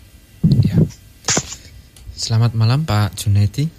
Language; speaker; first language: Indonesian; native; Indonesian